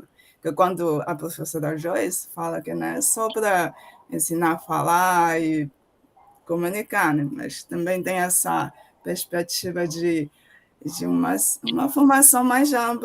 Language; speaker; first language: Portuguese; non-native, fluent; Chinese